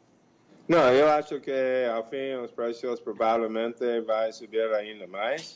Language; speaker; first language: Portuguese; non-native, fluent; English